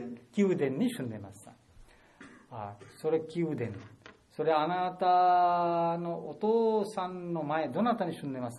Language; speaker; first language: Japanese; non-native, learner; Bangla